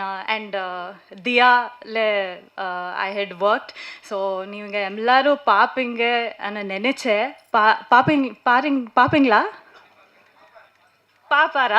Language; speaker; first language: Tamil; non-native, learner; Kannada